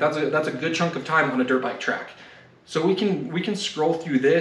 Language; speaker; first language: English; native; English